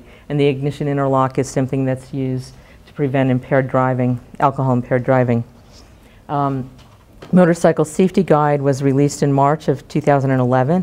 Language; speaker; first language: English; native; English